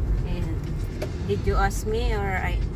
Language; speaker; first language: English; non-native, local second language; Filipino